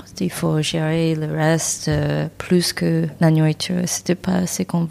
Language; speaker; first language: French; non-native, fluent; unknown